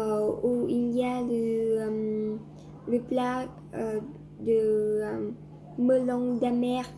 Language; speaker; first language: French; non-native, learner; Vietnamese